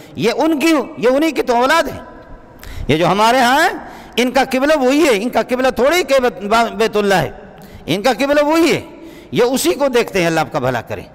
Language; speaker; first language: Urdu; non-native, local second language; Brahui